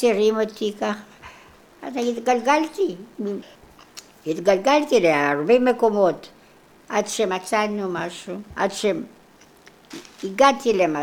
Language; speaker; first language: Hebrew; non-native, local second language; Polish